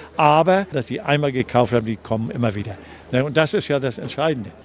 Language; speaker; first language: German; native; German